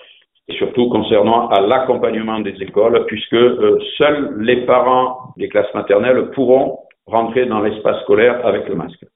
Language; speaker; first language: French; native; French